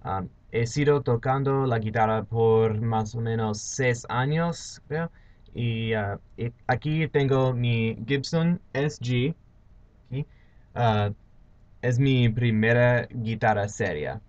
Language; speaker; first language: Spanish; non-native, learner; English